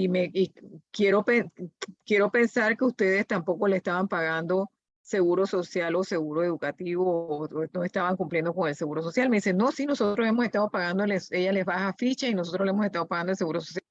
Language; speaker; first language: Spanish; native; Spanish